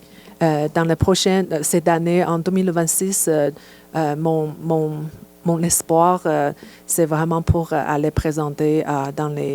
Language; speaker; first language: French; non-native, fluent; Chinese